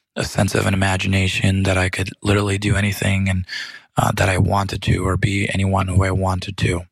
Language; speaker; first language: English; early bilingual, other home language; Romanian